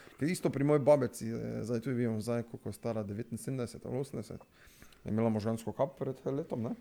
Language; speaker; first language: Slovenian; non-native, local second language; Serbian